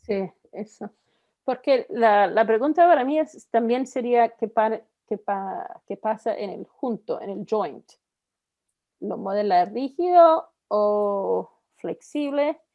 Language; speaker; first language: Spanish; non-native, fluent; Italian